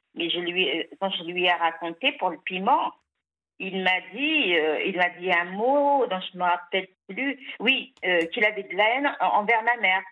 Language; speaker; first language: French; non-native, local second language; Kabyle